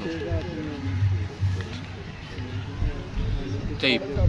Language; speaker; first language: Korean; non-native, learner; Punjabi